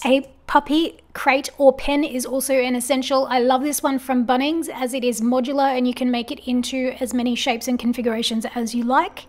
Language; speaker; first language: English; native; English